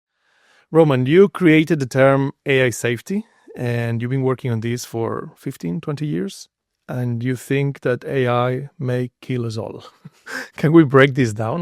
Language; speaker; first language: English; non-native, fluent; Spanish